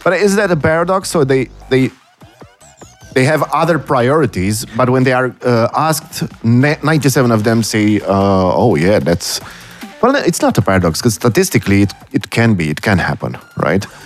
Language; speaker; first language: English; non-native, fluent; Romanian